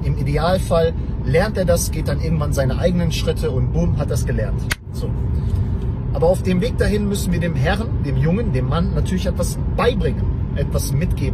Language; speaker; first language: German; native; German